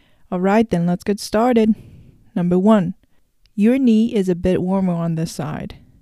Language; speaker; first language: English; non-native, fluent; Japanese